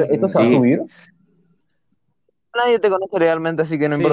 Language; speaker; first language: Spanish; native; Spanish